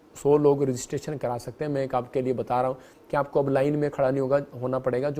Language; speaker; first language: Hindi; non-native, local second language; Punjabi